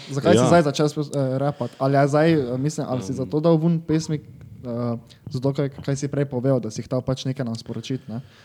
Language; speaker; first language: Slovenian; native; Slovenian